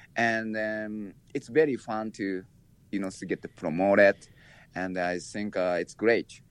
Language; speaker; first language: English; non-native, learner; Japanese